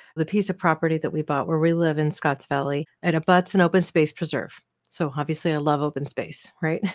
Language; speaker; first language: English; native; English